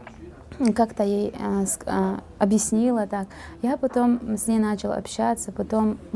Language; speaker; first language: Russian; non-native, fluent; Uzbek